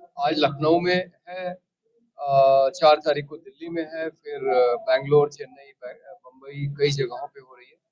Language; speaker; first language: Hindi; native; Hindi